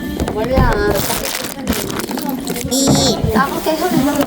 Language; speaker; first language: Korean; non-native, learner; Filipino